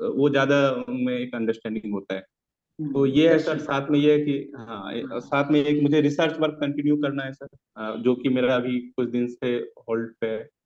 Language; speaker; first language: Hindi; native; Hindi